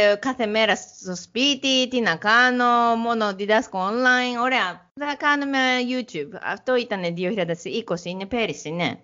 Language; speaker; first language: Greek; non-native, learner; Japanese